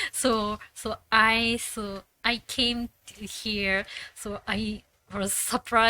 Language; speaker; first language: English; non-native, learner; Japanese